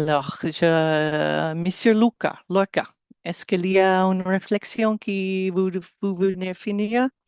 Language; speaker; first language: French; non-native, learner; English